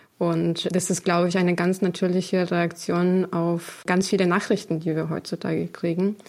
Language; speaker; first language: German; non-native, fluent; Ukrainian